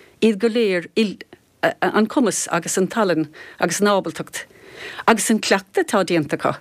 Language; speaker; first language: Irish; native; Irish